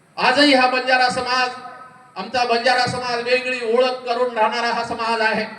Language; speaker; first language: Marathi; non-native, local second language; Lambadi